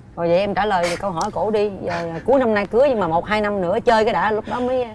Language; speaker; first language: Vietnamese; native; Vietnamese